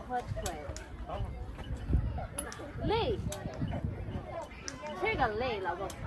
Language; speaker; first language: Chinese; non-native, learner; Filipino